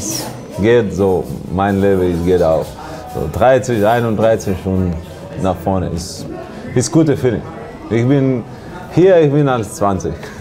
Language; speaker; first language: German; non-native, learner; Russian